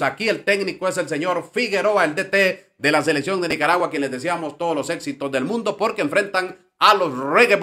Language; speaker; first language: Spanish; native; Spanish